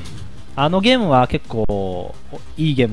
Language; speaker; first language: Japanese; non-native, learner; Chinese